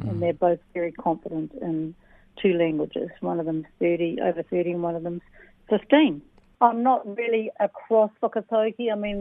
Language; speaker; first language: English; native; English